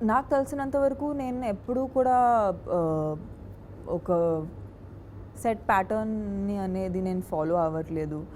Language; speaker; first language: Telugu; non-native, fluent; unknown